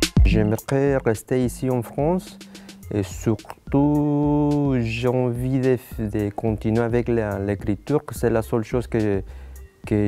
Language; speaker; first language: French; non-native, fluent; Spanish